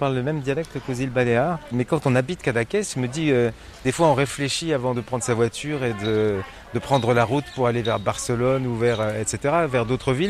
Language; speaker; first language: French; native; French